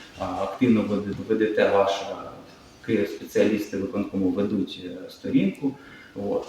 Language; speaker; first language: Ukrainian; native; Ukrainian